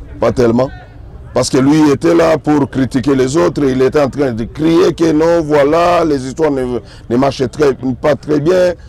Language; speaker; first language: French; non-native, local second language; Swahili